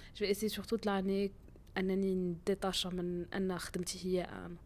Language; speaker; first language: Arabic; native; Arabic